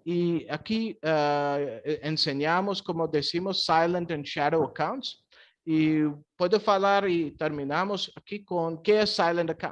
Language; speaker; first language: Spanish; non-native, fluent; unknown